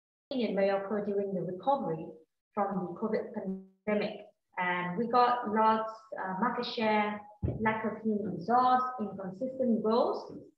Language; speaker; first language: English; non-native, fluent; Vietnamese